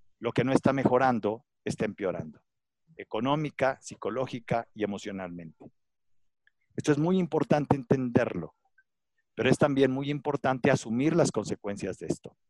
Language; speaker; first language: Spanish; native; Spanish